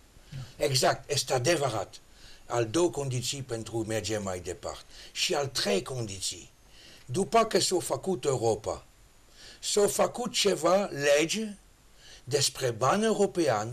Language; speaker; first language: Romanian; non-native, learner; French